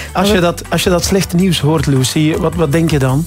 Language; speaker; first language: Dutch; native; Dutch